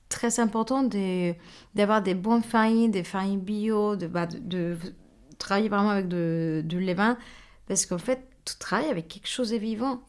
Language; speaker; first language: French; non-native, fluent; Spanish